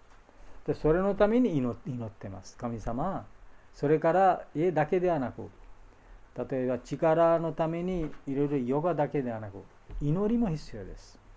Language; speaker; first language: Japanese; non-native, fluent; Bangla